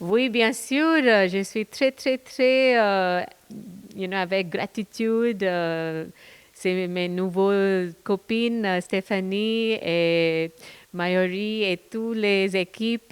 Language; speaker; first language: French; non-native, learner; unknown